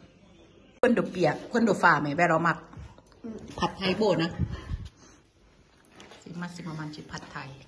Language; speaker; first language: Italian; non-native, learner; Thai